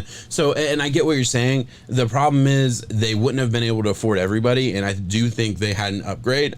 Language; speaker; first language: English; native; English